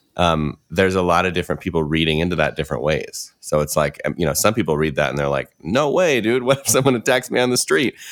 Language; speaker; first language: English; native; English